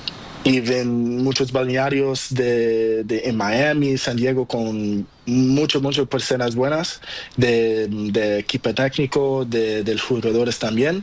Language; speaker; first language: Spanish; non-native, learner; Portuguese